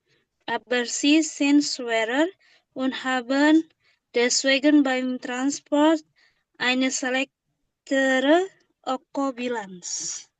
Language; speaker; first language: German; non-native, learner; Indonesian